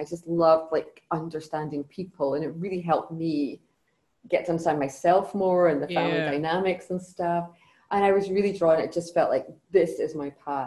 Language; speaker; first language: English; native; English